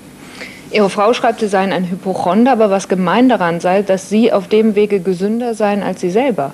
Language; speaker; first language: German; native; German